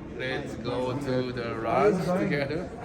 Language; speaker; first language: English; non-native, learner; Japanese